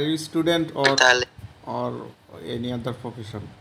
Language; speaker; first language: English; non-native, learner; Bangla